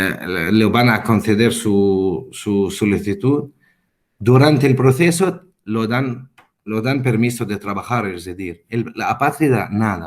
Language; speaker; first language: Spanish; non-native, fluent; Arabic